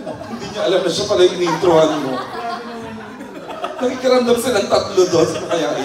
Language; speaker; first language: Filipino; native; Filipino